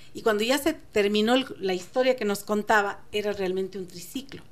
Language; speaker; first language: Spanish; native; Spanish